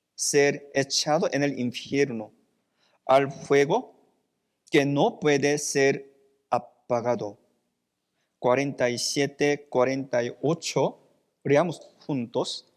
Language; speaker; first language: Spanish; non-native, fluent; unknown